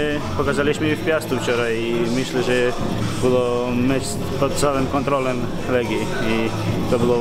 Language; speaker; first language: Polish; non-native, learner; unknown